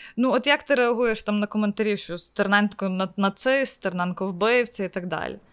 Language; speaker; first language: Ukrainian; native; Ukrainian